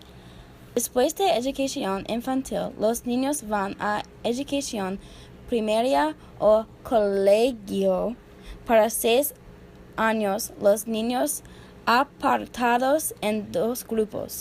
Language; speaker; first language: Spanish; non-native, learner; English